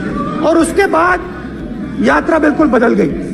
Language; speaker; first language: Hindi; native; Hindi